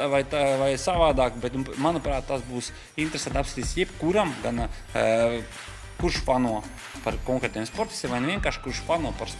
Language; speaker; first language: Latvian; native; Latvian